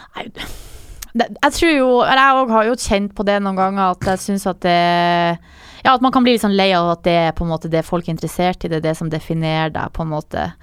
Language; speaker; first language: Norwegian; native; Norwegian